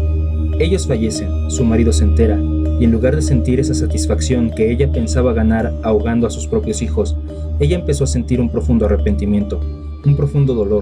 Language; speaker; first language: Spanish; native; Spanish